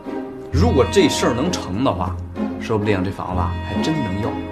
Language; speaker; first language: Chinese; native; Chinese